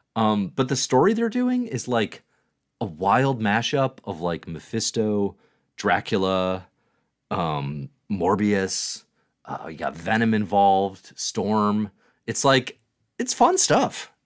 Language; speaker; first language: English; native; English